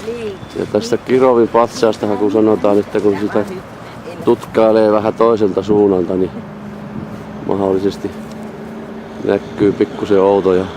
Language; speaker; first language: Finnish; native; Finnish